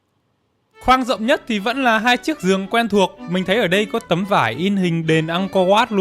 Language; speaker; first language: Vietnamese; native; Vietnamese